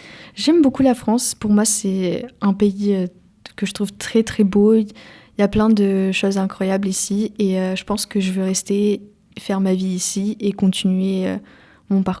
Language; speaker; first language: French; early bilingual, other home language; Ukrainian